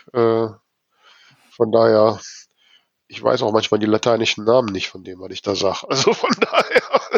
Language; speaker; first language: German; native; German